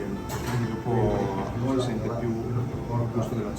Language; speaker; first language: Italian; native; Italian